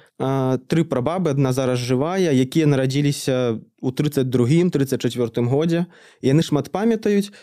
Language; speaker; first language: Belarusian; native; Belarusian